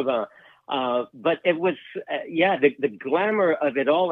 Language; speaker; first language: English; non-native, local second language; Filipino